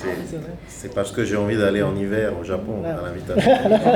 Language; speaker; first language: French; native; French